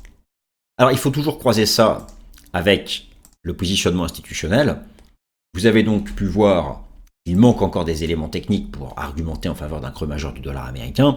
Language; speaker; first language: French; native; French